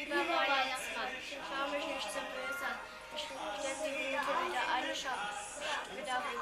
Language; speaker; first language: German; native; German